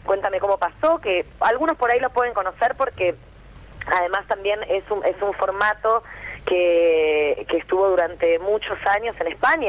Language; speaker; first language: Spanish; native; Spanish